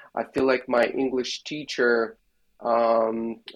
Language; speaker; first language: English; non-native, fluent; Russian